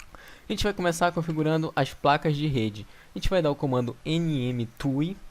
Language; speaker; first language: Portuguese; native; Portuguese